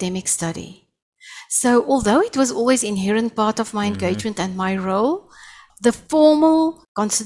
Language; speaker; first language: English; non-native, local second language; Afrikaans